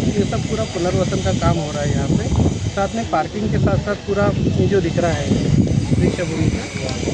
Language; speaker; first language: Hindi; non-native, local second language; Marathi